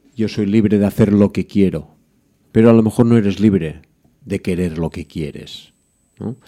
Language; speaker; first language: Spanish; non-native, local second language; Catalan